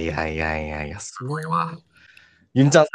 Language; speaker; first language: Japanese; non-native, learner; Indonesian